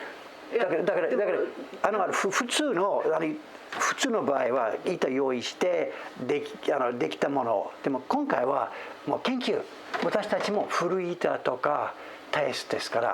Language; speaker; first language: Japanese; non-native, fluent; English